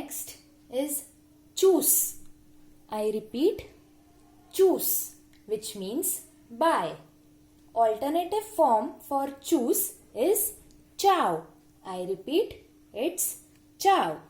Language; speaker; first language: English; non-native, local second language; Hindi